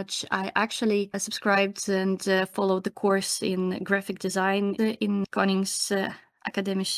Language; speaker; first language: English; non-native, fluent; Ukrainian